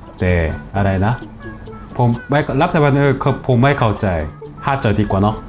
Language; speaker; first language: Thai; non-native, fluent; Korean